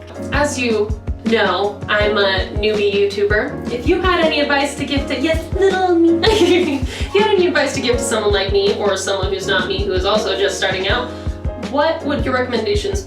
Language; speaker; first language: English; native; English